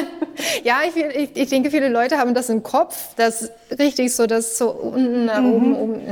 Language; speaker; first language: German; non-native, learner; English